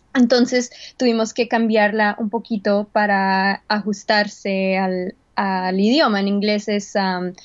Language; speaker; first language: Spanish; early bilingual, heritage; Spanish